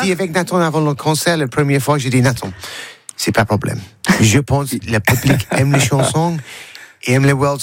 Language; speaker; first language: French; non-native, learner; English